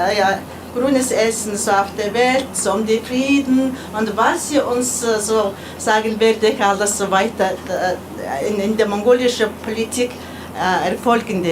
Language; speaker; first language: German; non-native, learner; Mongolian